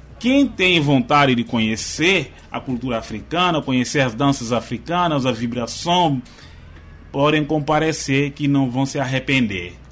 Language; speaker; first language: Portuguese; non-native, local second language; Upper Guinea Crioulo